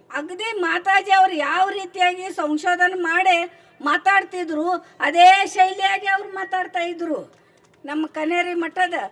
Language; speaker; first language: Kannada; non-native, local second language; Marathi